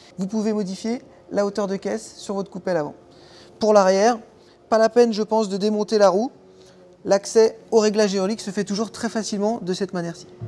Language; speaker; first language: French; native; French